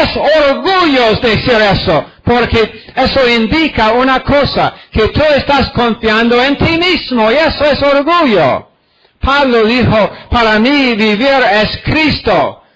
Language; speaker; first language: Spanish; non-native, fluent; English